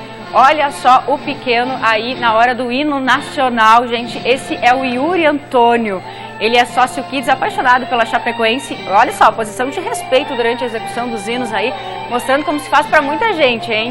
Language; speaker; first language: Portuguese; native; Portuguese